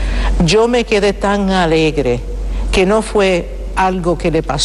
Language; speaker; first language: Spanish; early bilingual, heritage; Spanish